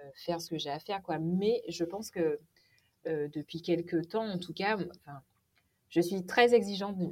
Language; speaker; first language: French; native; French